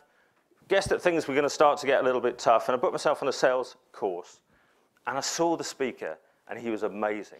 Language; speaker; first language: English; native; English